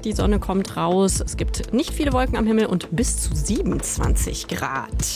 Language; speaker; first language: German; native; German